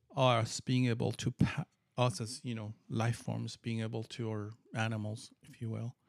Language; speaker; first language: English; non-native, fluent; Persian